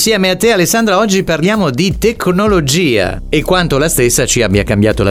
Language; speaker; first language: Italian; native; Italian